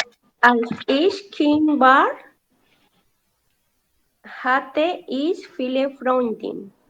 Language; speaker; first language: German; non-native, learner; Spanish